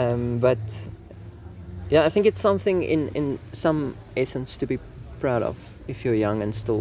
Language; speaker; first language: English; non-native, local second language; Afrikaans